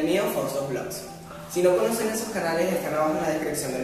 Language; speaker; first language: Spanish; native; Spanish